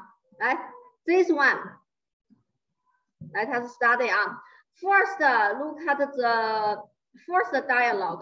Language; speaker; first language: English; non-native, fluent; Chinese